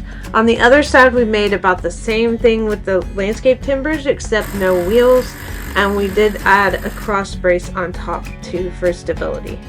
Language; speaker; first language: English; native; English